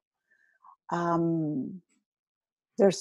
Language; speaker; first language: English; non-native, fluent; Spanish